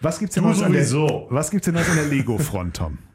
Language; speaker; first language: German; native; German